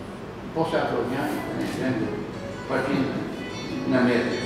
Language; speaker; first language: Greek; non-native, learner; French